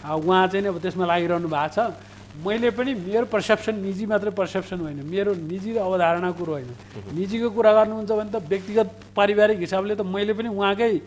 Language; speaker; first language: Nepali; native; Nepali